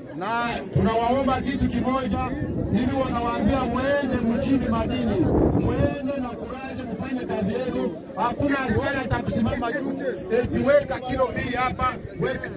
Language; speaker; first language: Swahili; native; Swahili